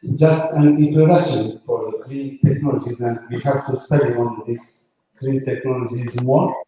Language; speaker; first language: English; non-native, fluent; Turkish